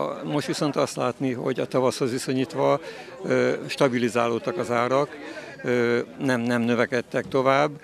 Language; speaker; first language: Hungarian; native; Hungarian